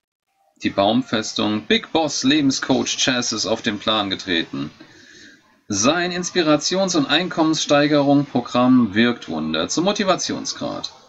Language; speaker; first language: German; native; German